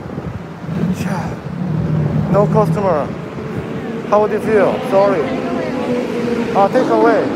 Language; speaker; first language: English; non-native, learner; Korean